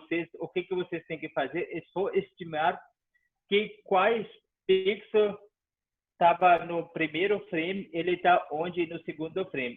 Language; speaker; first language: Portuguese; non-native, fluent; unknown